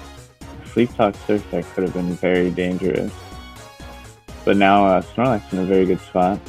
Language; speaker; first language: English; native; English